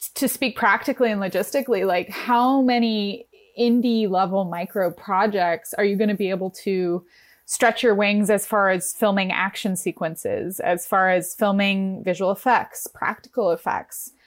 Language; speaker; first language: English; native; English